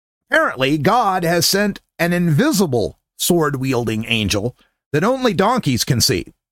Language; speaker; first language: English; native; English